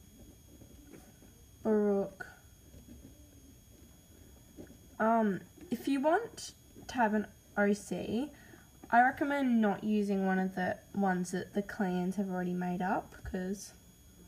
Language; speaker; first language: English; native; English